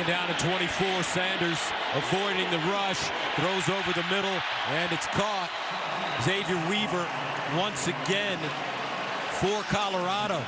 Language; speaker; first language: English; native; English